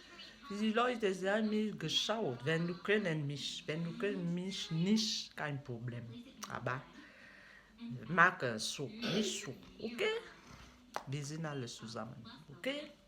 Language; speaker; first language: German; non-native, learner; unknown